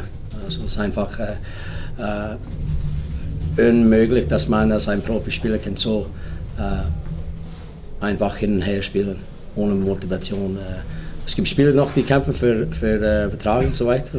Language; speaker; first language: German; non-native, learner; English